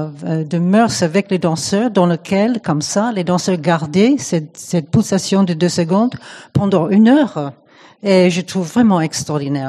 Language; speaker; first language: French; non-native, fluent; English